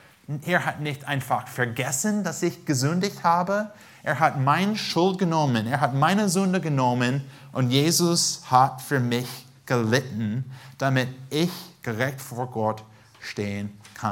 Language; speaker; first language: German; non-native, fluent; English